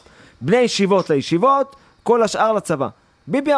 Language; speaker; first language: Hebrew; native; Hebrew